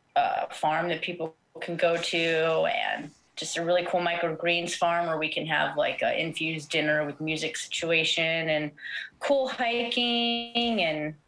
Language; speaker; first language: English; native; English